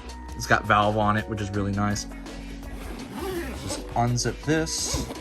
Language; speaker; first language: English; native; English